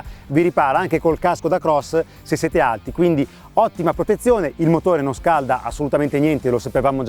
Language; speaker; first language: Italian; native; Italian